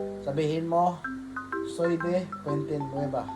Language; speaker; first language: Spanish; non-native, learner; Filipino